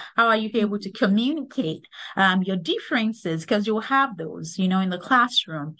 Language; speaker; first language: English; non-native, local second language; Yoruba